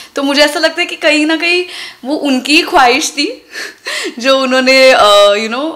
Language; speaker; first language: Hindi; non-native, local second language; Tulu